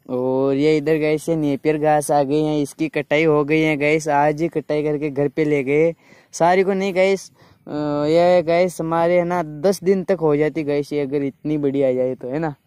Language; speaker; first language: Hindi; native; Hindi